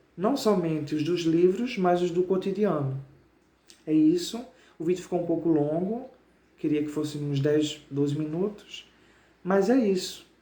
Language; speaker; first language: Portuguese; native; Portuguese